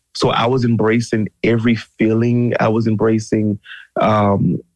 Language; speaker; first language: English; native; English